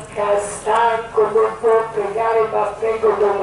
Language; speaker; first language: Italian; non-native, learner; Croatian